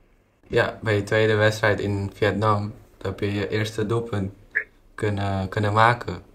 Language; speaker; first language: Dutch; non-native, fluent; Indonesian